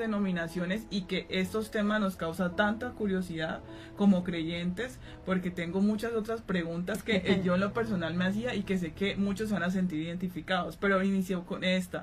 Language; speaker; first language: Spanish; native; Spanish